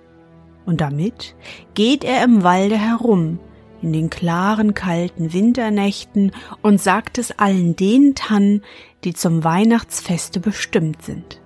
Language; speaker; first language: German; native; German